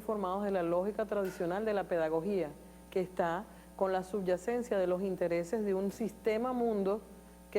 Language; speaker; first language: Spanish; native; Spanish